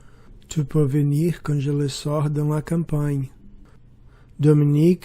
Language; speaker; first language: French; non-native, learner; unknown